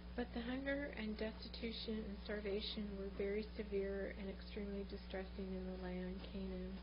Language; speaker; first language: English; native; English